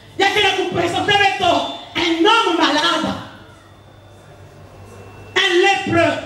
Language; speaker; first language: French; non-native, local second language; Lingala